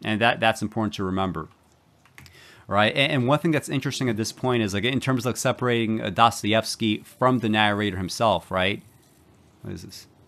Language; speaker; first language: English; native; English